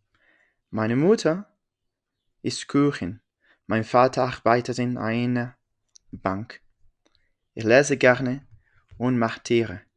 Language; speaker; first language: German; non-native, learner; French